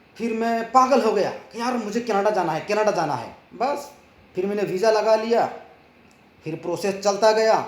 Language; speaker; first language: Hindi; non-native, local second language; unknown